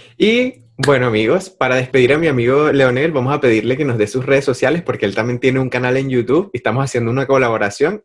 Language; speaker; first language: Spanish; native; Spanish